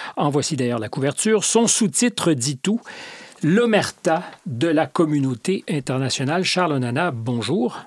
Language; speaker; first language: French; native; French